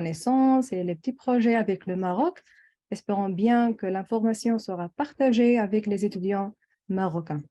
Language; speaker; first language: French; non-native, local second language; Arabic